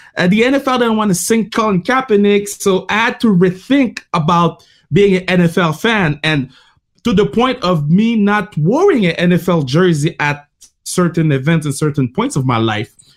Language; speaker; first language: English; non-native, fluent; French